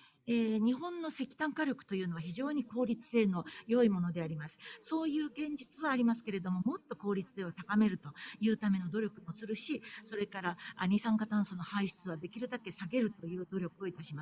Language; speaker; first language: Japanese; native; Japanese